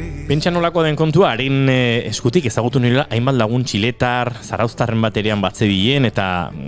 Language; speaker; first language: Basque; native; Basque